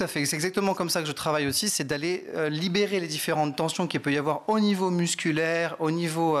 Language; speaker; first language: French; native; French